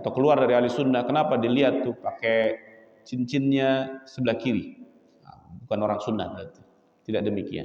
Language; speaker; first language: Indonesian; native; Indonesian